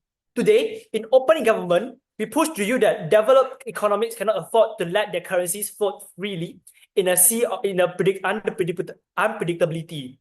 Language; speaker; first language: English; non-native, learner; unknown